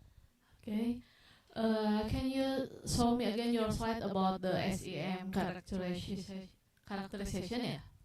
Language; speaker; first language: English; non-native, learner; Indonesian